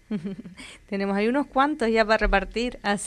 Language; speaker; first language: Spanish; native; Spanish